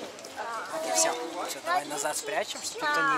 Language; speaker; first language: Russian; native; Russian